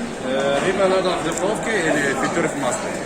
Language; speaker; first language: Russian; non-native, learner; Arabic